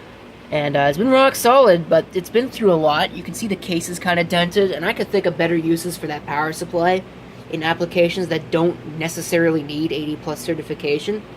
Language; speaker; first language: English; native; English